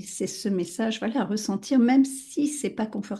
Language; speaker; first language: French; native; French